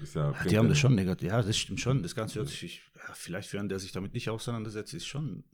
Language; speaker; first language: German; non-native, fluent; Turkish